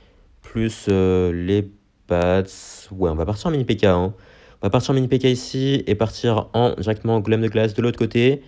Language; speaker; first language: French; native; French